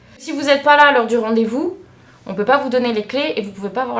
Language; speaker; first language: French; native; French